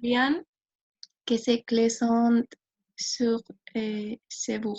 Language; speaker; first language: French; non-native, learner; Spanish